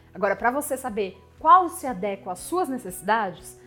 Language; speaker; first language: Portuguese; non-native, fluent; French